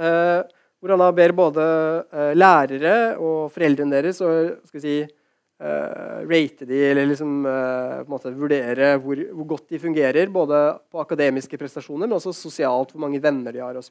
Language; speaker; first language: Norwegian; native; Norwegian